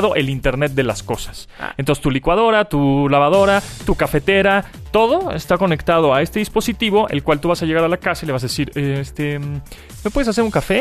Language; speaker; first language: Spanish; native; Spanish